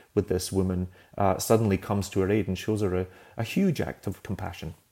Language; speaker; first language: English; native; English